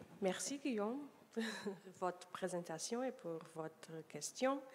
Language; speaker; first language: French; non-native, learner; Portuguese